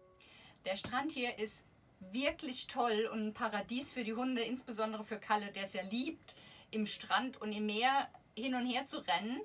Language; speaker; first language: German; native; German